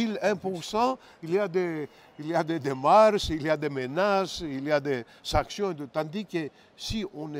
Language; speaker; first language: French; non-native, fluent; Greek